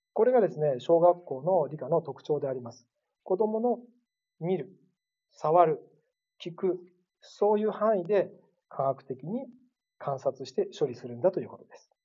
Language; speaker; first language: Japanese; native; Japanese